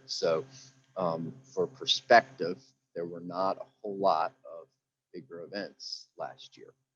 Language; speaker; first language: English; native; English